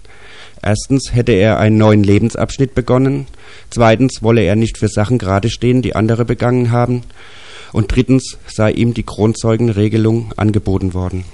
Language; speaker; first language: German; native; German